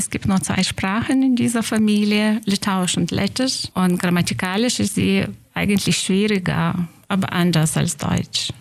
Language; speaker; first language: German; non-native, fluent; Lithuanian